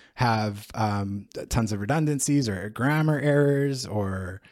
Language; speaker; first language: English; native; English